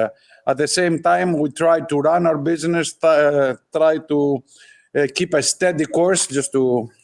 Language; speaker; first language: English; non-native, fluent; Greek